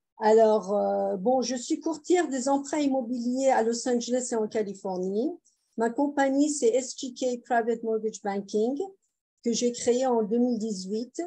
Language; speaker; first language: French; non-native, fluent; Persian